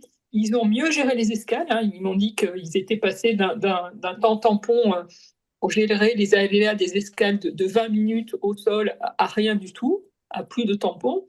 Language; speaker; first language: French; native; French